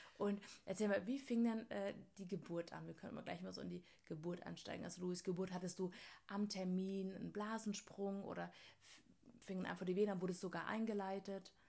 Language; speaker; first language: German; native; German